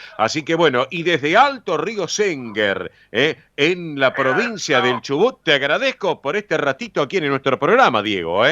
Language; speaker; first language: Spanish; native; Spanish